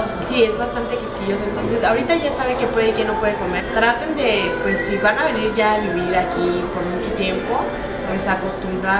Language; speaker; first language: Spanish; native; Spanish